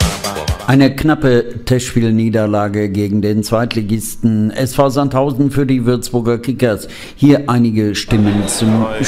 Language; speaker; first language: German; native; German